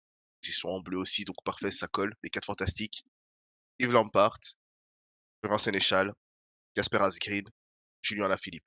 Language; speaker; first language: French; native; French